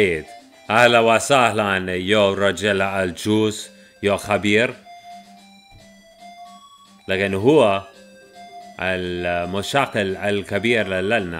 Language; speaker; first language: Arabic; non-native, learner; English